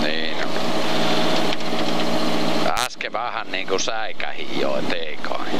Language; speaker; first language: Finnish; native; Finnish